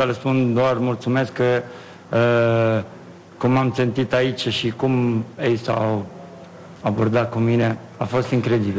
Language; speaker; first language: Romanian; non-native, fluent; Italian